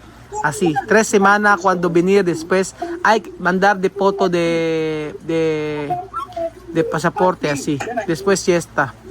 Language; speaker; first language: Spanish; non-native, learner; Filipino